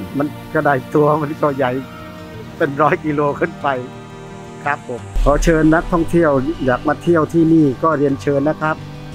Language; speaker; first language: Thai; non-native, local second language; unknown